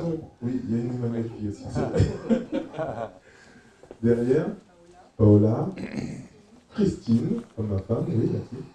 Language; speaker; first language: French; native; French